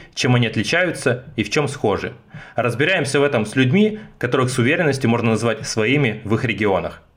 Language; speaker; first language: Russian; native; Russian